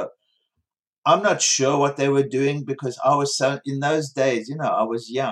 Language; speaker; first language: English; native; English